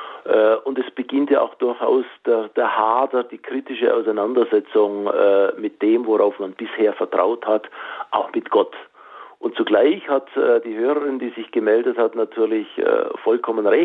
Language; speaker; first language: German; native; German